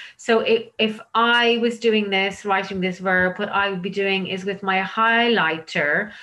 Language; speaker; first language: English; native; English